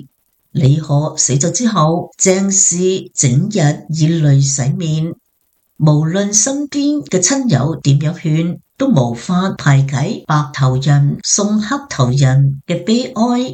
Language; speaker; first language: Chinese; native; Chinese